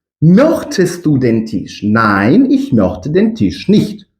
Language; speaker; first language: German; non-native, fluent; Ukrainian